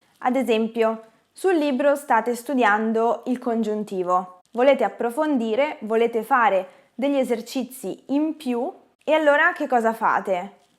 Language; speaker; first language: Italian; native; Italian